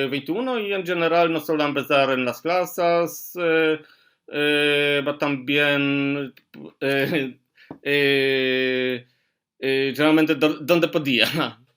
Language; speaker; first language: Spanish; non-native, learner; Polish